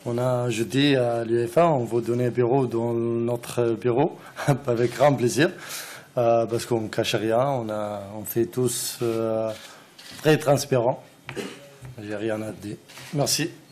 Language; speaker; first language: French; non-native, learner; Arabic